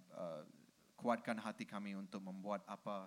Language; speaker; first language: English; non-native, local second language; Malay